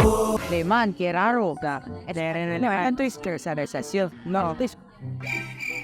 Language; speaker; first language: Spanish; non-native, fluent; Filipino